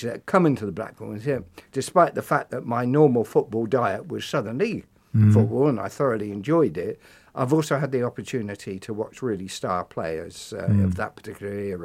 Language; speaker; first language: English; native; English